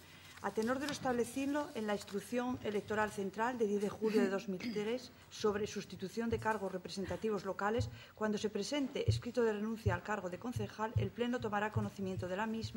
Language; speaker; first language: Spanish; native; Spanish